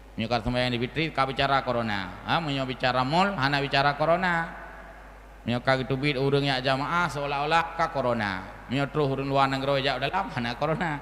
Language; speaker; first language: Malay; non-native, local second language; Achinese